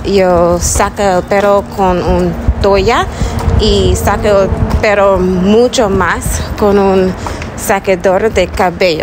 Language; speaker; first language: Spanish; non-native, learner; English